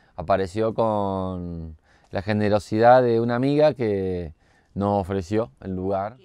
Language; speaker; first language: Spanish; native; Spanish